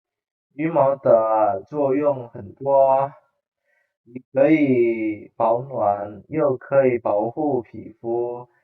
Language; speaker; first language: Chinese; non-native, fluent; Indonesian